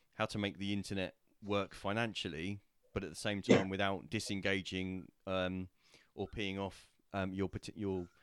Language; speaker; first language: English; native; English